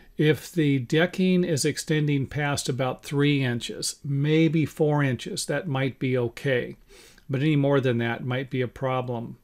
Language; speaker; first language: English; native; English